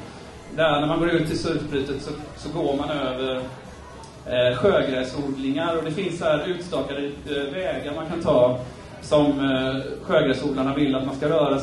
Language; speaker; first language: Swedish; native; Swedish